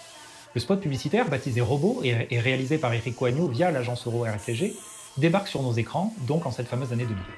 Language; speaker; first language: French; native; French